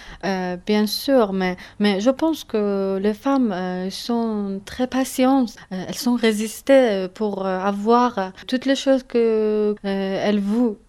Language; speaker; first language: French; non-native, learner; Persian